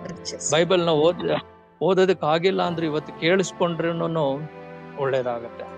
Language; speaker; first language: Kannada; native; Kannada